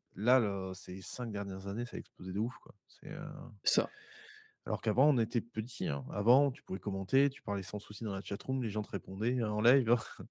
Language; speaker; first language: French; native; French